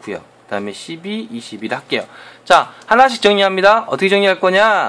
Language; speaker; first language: Korean; native; Korean